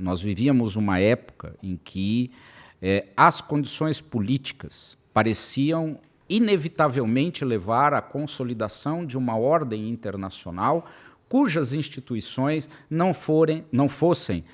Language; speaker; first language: Portuguese; native; Portuguese